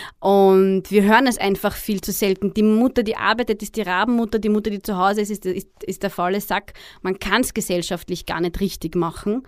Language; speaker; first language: German; early bilingual, other home language; Arabic